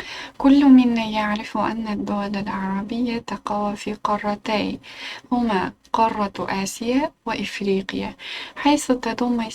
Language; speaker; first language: Arabic; non-native, local second language; Uzbek